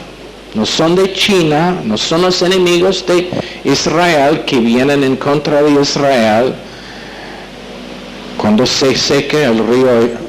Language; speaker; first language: Spanish; non-native, fluent; English